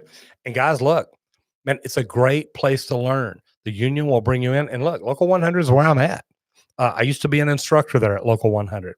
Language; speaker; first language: English; native; English